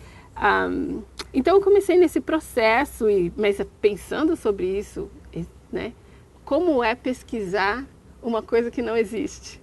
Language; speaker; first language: Portuguese; native; Portuguese